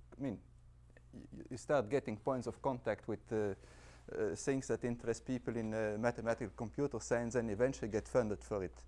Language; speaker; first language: English; non-native, fluent; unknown